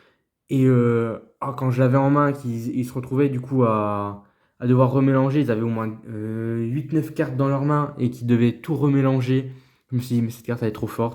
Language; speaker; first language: French; native; French